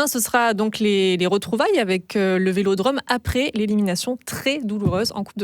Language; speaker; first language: French; native; French